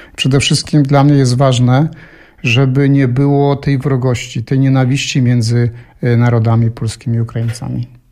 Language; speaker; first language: Polish; early bilingual, heritage; Polish